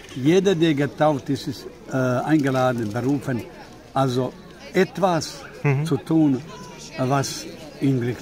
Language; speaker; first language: German; non-native, fluent; Croatian